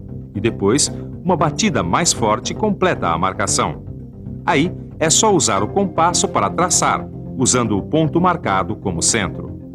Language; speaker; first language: Portuguese; native; Portuguese